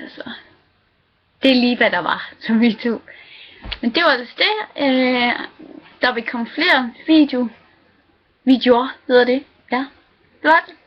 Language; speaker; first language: Danish; native; Danish